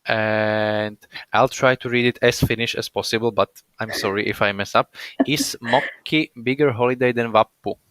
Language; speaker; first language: English; non-native, fluent; Slovak